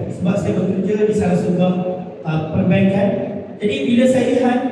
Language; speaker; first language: Malay; native; Malay